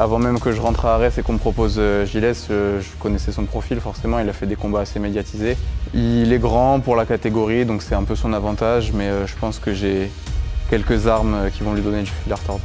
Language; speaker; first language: French; native; French